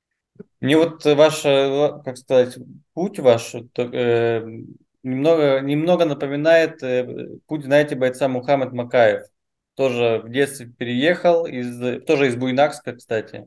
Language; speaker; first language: Russian; native; Russian